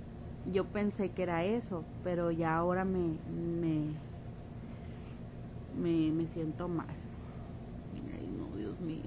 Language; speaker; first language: Spanish; native; Spanish